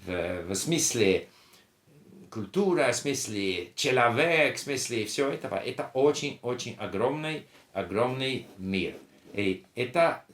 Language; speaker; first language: Russian; non-native, learner; English